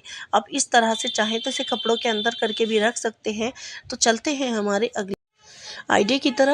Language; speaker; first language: Hindi; native; Hindi